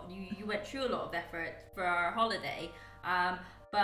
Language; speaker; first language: English; native; English